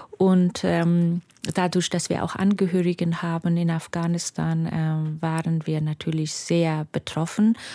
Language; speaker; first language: German; non-native, fluent; Persian